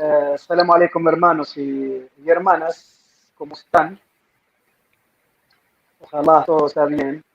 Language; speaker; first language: Spanish; non-native, fluent; Arabic